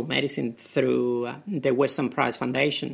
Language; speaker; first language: English; non-native, fluent; Spanish